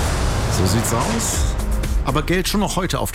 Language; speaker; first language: German; native; German